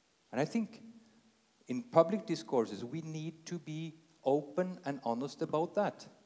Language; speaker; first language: English; non-native, fluent; Norwegian